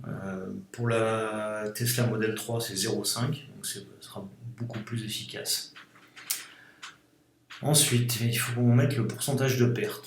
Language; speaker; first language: French; native; French